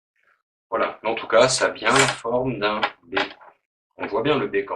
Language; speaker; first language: French; native; French